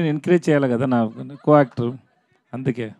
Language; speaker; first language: Telugu; non-native, learner; Tamil